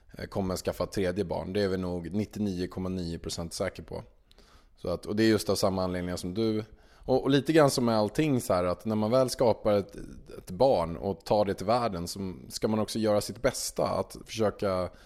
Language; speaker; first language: Swedish; early bilingual, other home language; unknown